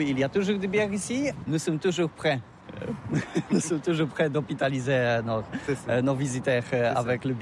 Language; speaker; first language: French; non-native, learner; Polish